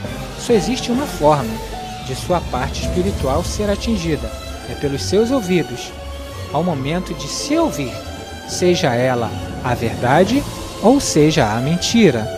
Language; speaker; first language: Portuguese; native; Portuguese